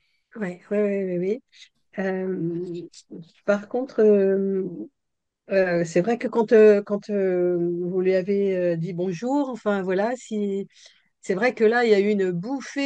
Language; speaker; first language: French; native; French